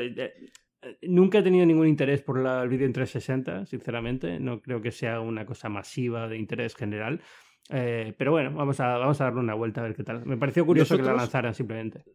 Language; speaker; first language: Spanish; native; Spanish